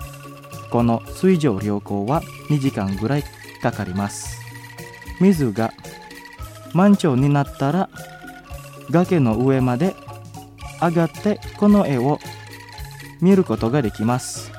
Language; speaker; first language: Japanese; non-native, fluent; Indonesian